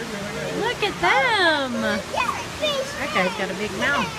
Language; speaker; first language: English; native; English